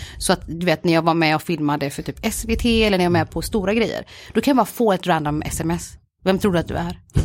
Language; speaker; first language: Swedish; native; Swedish